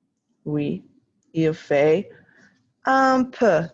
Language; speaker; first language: French; non-native, fluent; English